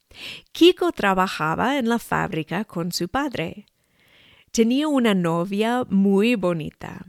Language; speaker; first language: Spanish; non-native, fluent; English